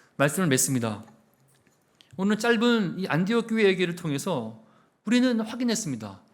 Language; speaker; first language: Korean; native; Korean